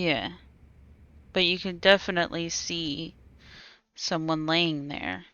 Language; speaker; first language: English; native; English